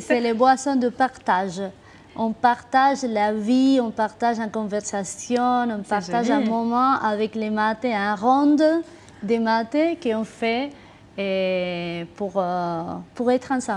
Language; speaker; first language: French; non-native, fluent; Spanish